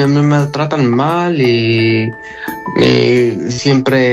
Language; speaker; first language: Spanish; non-native, learner; Arabic